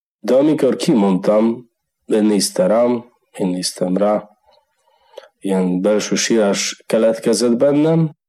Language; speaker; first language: Hungarian; non-native, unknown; Polish